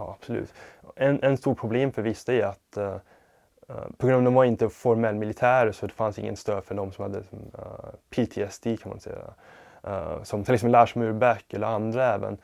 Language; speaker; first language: Swedish; non-native, fluent; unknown